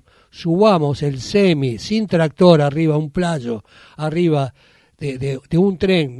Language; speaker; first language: Spanish; native; Spanish